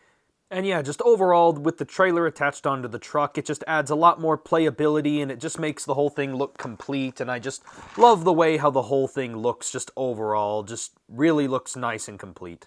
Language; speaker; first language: English; native; English